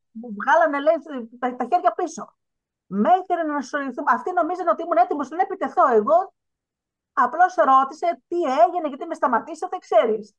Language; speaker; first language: Greek; native; Greek